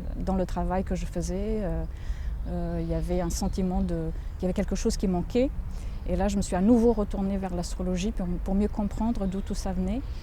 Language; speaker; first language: French; non-native, fluent; Portuguese